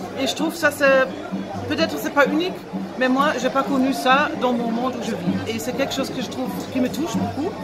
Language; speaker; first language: French; non-native, fluent; German